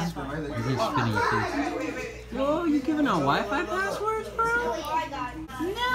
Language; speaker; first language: English; native; English